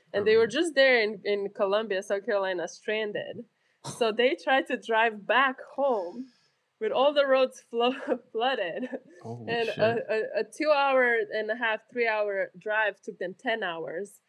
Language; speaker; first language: English; non-native, fluent; Romanian